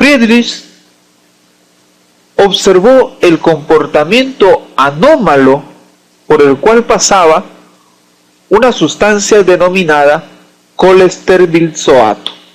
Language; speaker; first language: Spanish; native; Spanish